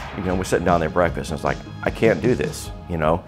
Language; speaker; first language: English; native; English